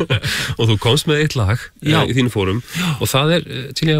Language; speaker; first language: Icelandic; native; Icelandic